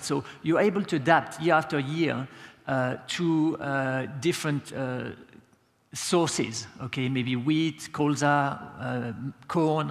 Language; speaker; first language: English; non-native, fluent; French